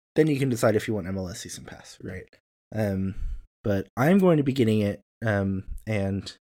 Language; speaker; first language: English; native; English